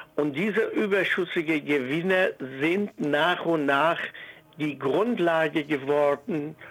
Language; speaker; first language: German; non-native, fluent; Persian